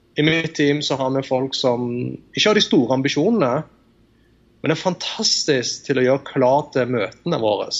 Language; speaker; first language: Norwegian; early bilingual, other home language; Tamil